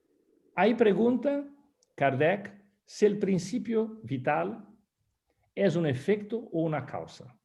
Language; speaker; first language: Spanish; non-native, fluent; Portuguese